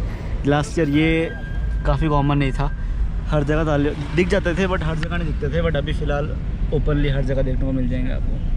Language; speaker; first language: Hindi; native; Hindi